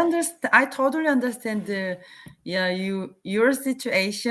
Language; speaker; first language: English; non-native, learner; Korean